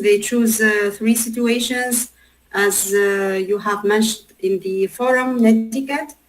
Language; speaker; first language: English; non-native, learner; Arabic